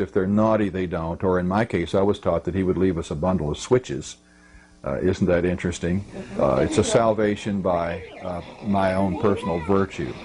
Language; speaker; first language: English; native; English